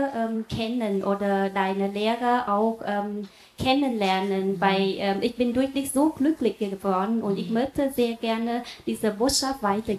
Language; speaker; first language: German; non-native, fluent; Vietnamese